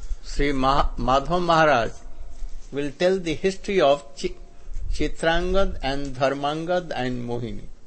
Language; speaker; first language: Hindi; native; Hindi